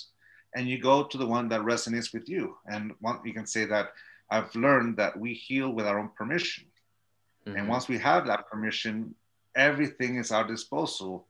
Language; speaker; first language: English; native; English